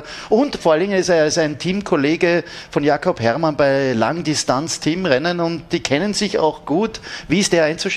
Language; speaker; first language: German; native; German